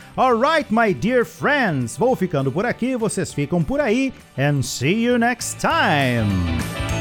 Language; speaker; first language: Portuguese; native; Portuguese